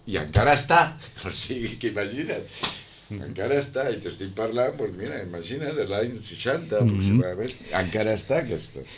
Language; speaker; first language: Catalan; non-native, local second language; Spanish